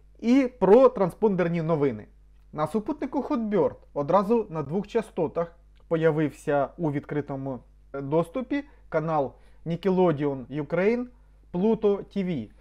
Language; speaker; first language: Ukrainian; non-native, local second language; Russian